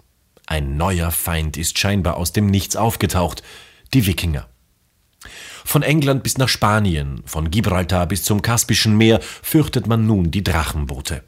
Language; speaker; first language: German; native; German